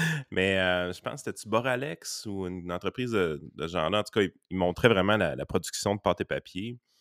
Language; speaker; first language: French; native; French